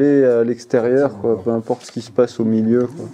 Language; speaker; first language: French; native; French